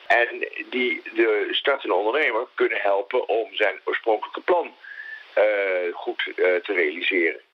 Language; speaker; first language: Dutch; native; Dutch